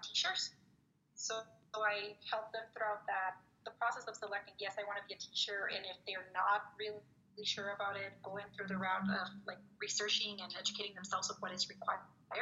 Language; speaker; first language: English; non-native, fluent; Spanish